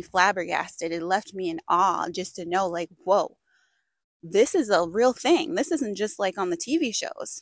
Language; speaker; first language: English; native; English